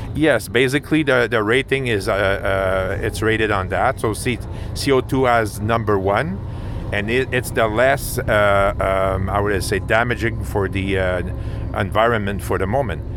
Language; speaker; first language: English; non-native, fluent; French